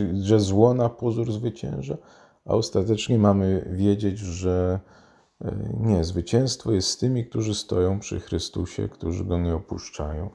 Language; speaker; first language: Polish; native; Polish